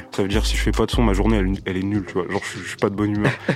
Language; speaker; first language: French; early bilingual, other home language; Romanian